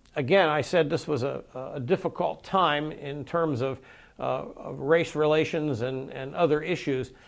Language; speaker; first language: English; native; English